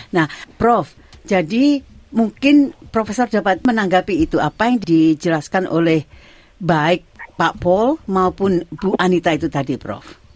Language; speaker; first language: Indonesian; non-native, local second language; Javanese